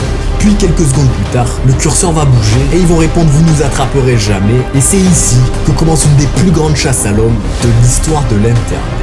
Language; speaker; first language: French; native; French